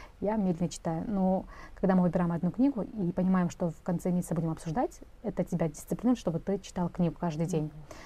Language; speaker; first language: Russian; non-native, local second language; Kazakh